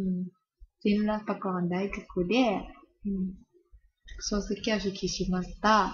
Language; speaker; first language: Japanese; non-native, learner; Thai